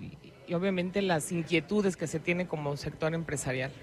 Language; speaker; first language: Spanish; native; Spanish